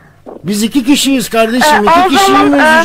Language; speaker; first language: Turkish; native; Turkish